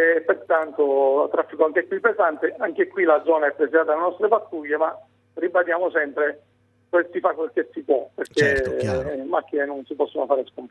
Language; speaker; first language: Italian; native; Italian